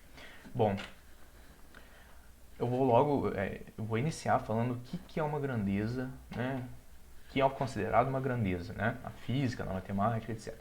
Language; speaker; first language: Portuguese; native; Portuguese